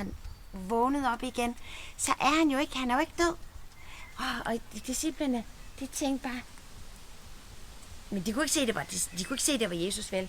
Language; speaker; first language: Danish; native; Danish